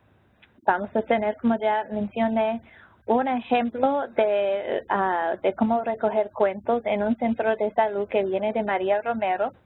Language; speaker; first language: Spanish; non-native, local second language; English